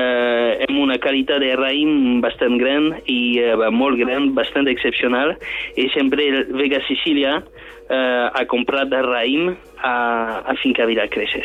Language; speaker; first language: Catalan; non-native, fluent; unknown